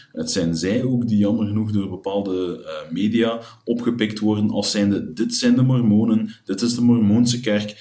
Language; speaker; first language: Dutch; native; Dutch